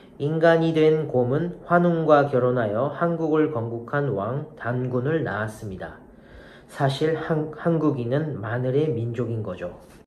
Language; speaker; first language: Korean; non-native, learner; Japanese